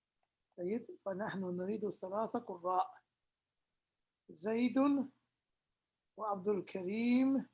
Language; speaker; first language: Arabic; non-native, fluent; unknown